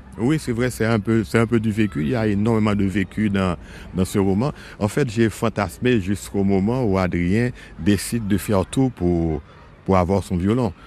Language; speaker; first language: French; non-native, local second language; Haitian Creole